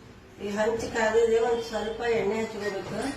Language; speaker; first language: Kannada; native; Kannada